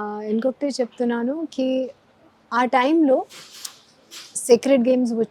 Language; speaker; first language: Telugu; non-native, learner; Hindi